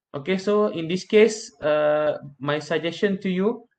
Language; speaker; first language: English; non-native, local second language; Malay